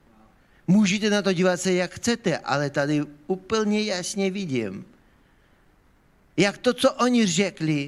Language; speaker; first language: Czech; non-native, fluent; Ukrainian